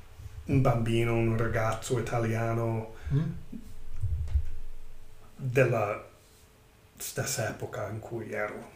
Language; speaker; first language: Italian; non-native, learner; English